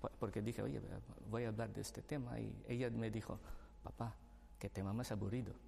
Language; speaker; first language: Spanish; non-native, fluent; Filipino